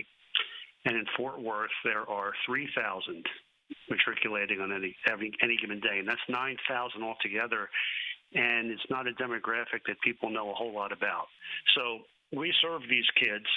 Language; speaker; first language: English; native; English